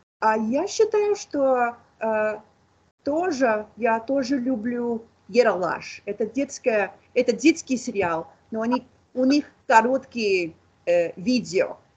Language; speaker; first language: Russian; non-native, fluent; English